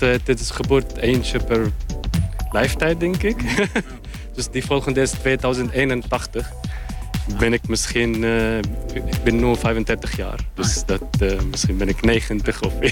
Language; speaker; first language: Dutch; non-native, learner; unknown